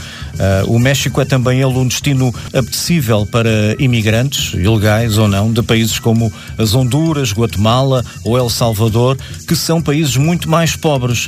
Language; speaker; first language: Portuguese; native; Portuguese